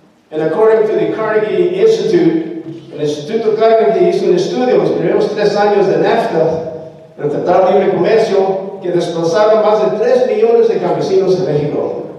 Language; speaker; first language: Spanish; early bilingual, heritage; Spanish